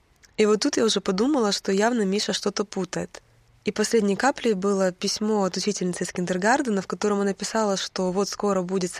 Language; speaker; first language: Russian; native; Russian